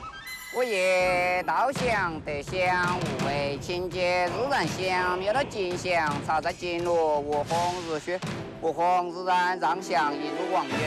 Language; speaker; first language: Chinese; native; Chinese